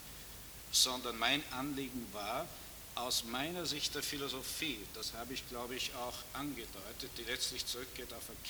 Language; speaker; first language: German; native; German